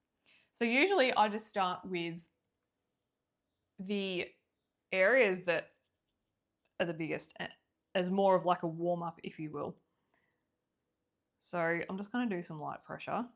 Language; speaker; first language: English; native; English